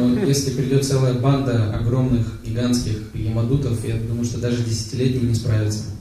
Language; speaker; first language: Russian; native; Russian